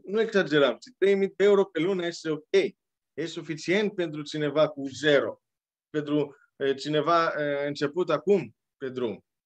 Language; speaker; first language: Romanian; non-native, learner; Greek